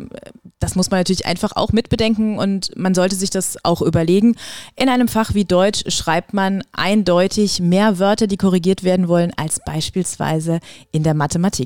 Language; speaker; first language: German; native; German